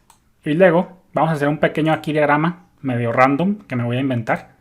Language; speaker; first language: Spanish; native; Spanish